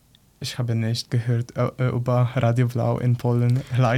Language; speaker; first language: German; non-native, learner; Polish